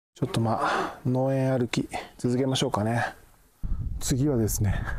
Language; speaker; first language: Japanese; native; Japanese